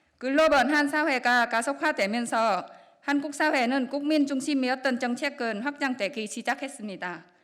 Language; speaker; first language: Korean; non-native, fluent; Vietnamese